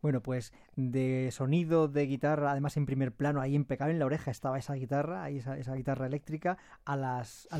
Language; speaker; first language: Spanish; native; Spanish